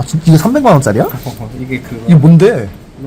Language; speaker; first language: Korean; native; Korean